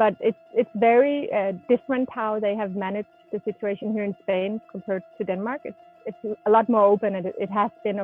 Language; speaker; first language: English; non-native, fluent; Danish